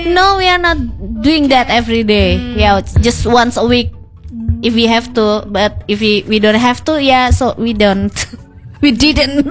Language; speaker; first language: English; non-native, learner; Indonesian